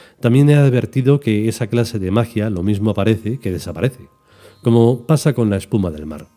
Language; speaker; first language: Spanish; native; Spanish